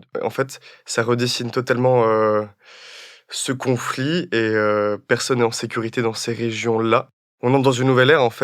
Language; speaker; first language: French; native; French